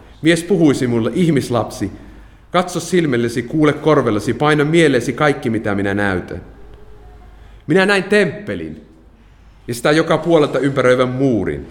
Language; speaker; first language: Finnish; non-native, fluent; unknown